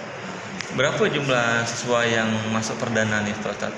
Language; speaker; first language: Indonesian; native; Indonesian